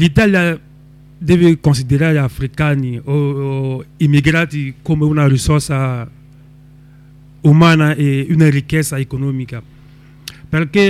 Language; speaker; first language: Italian; non-native, local second language; French